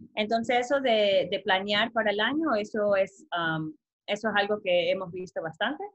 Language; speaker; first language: Spanish; early bilingual, heritage; Spanish